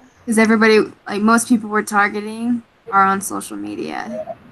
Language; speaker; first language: English; native; English